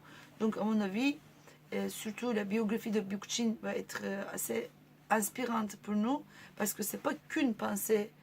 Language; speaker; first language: French; non-native, fluent; Turkish